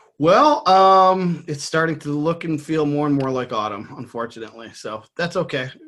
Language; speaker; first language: English; native; English